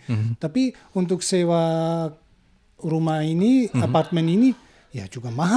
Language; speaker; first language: Indonesian; non-native, learner; German